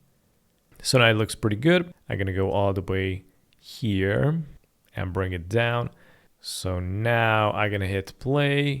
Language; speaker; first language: English; non-native, fluent; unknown